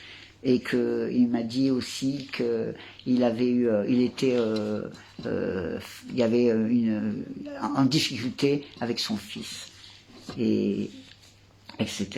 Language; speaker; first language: French; native; French